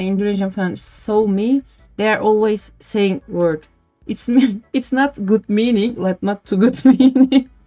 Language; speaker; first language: English; non-native, learner; Turkish